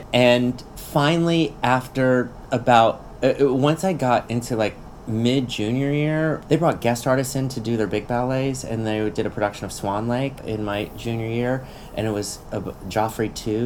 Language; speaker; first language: English; native; English